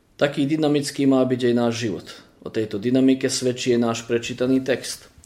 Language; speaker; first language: Slovak; early bilingual, heritage; Slovak